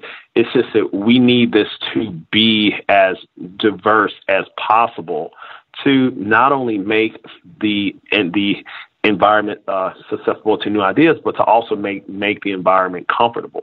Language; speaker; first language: English; native; English